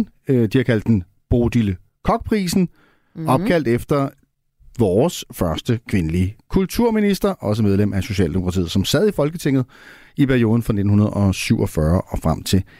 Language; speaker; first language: Danish; native; Danish